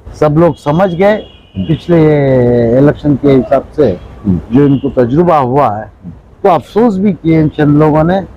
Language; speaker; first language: Hindi; non-native, local second language; Urdu